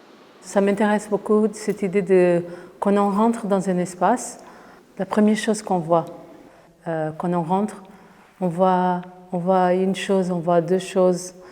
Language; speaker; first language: French; non-native, fluent; Portuguese